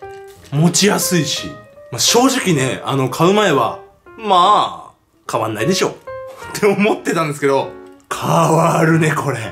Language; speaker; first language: Japanese; native; Japanese